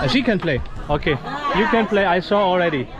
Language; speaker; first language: English; non-native, fluent; German